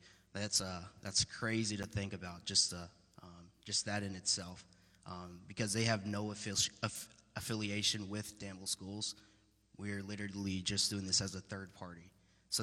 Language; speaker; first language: English; native; English